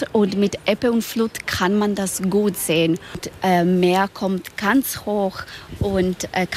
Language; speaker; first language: German; non-native, learner; Spanish